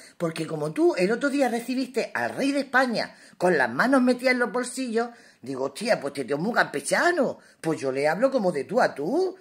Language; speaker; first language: Spanish; native; Spanish